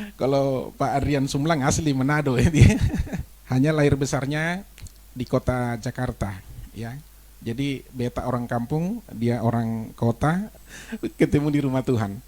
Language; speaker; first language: Indonesian; non-native, local second language; Batak Toba